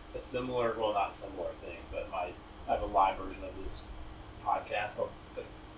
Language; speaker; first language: English; native; English